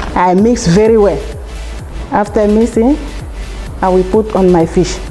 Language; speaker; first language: English; non-native, fluent; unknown